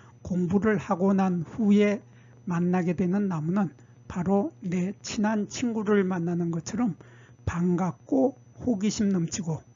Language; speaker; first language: Korean; native; Korean